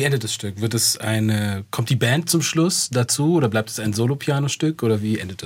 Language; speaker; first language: German; native; German